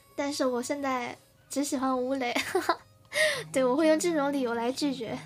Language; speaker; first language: Chinese; early bilingual, heritage; Chinese